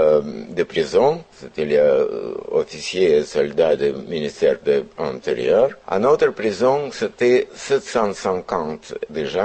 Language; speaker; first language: French; non-native, fluent; Russian